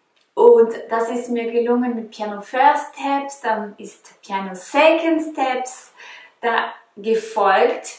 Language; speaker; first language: German; non-native, fluent; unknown